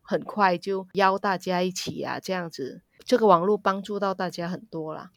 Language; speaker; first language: Chinese; non-native, fluent; Vietnamese